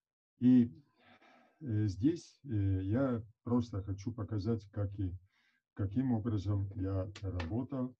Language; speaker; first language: Russian; non-native, fluent; Italian